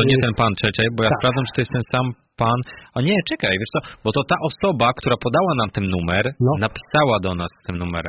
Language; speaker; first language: Polish; native; Polish